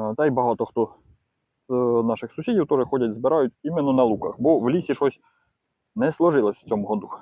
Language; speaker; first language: Ukrainian; native; Ukrainian